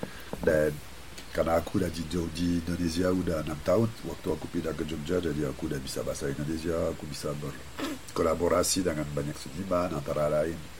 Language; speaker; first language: Indonesian; non-native, fluent; French